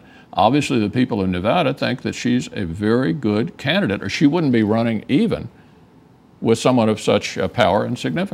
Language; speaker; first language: English; native; English